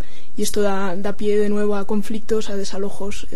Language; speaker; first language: Spanish; native; Spanish